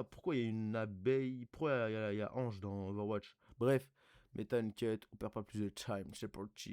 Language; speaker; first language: French; native; French